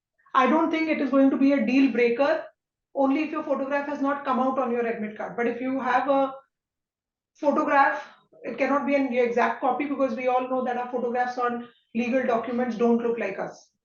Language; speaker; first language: English; non-native, local second language; Hindi